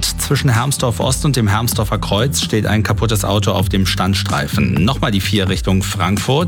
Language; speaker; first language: German; native; German